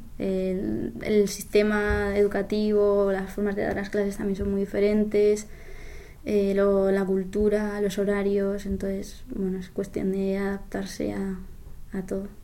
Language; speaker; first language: Spanish; native; Spanish